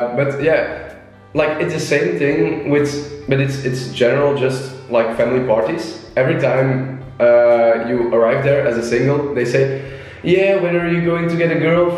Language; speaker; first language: English; non-native, fluent; Dutch